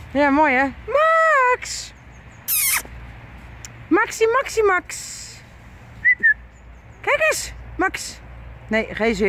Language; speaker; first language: Dutch; native; Dutch